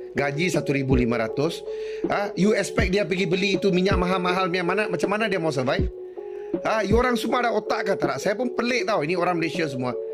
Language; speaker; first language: Malay; non-native, local second language; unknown